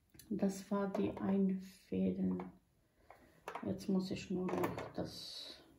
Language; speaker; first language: German; non-native, learner; Croatian